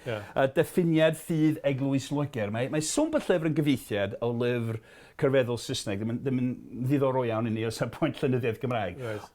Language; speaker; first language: Welsh; non-native, fluent; English